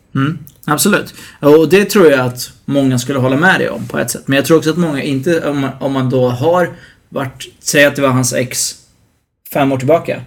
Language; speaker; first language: Swedish; early bilingual, other home language; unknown